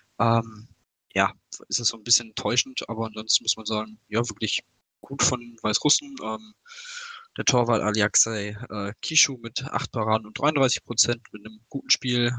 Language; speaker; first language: German; native; German